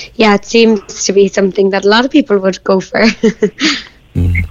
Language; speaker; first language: English; native; English